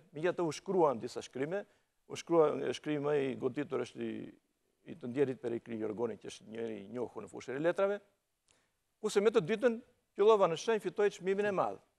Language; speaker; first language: Albanian; native; Albanian